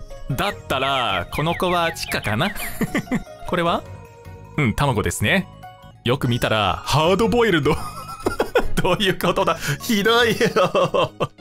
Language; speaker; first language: Japanese; non-native, fluent; English